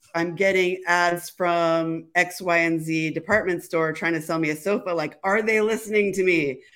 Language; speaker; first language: English; native; English